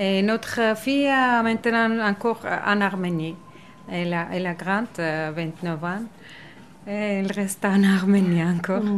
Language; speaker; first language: French; non-native, learner; Armenian